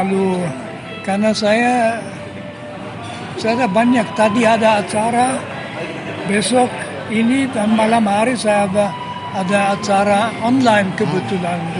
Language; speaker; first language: Indonesian; non-native, fluent; German